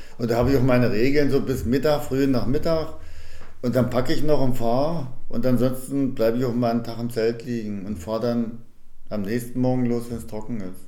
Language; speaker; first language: German; native; German